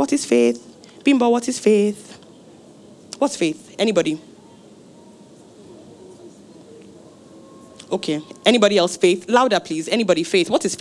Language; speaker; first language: English; non-native, local second language; Yoruba